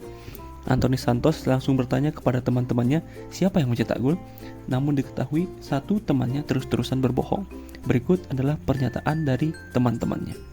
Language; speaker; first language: Indonesian; native; Indonesian